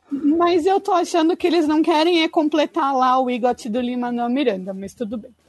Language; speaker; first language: Portuguese; native; Portuguese